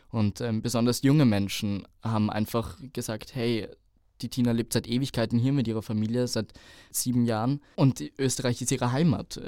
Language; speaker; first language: German; native; German